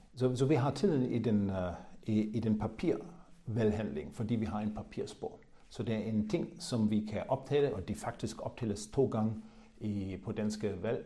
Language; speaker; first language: Danish; non-native, fluent; German